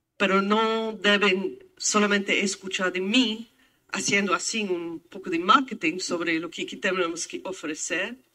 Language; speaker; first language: Spanish; non-native, fluent; English